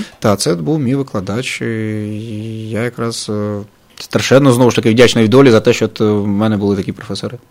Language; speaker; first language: Ukrainian; native; Ukrainian